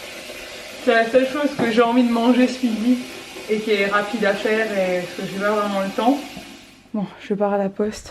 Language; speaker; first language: French; native; French